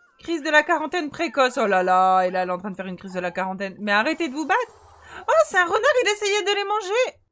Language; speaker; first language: French; native; French